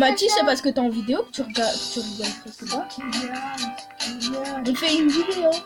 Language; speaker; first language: French; native; French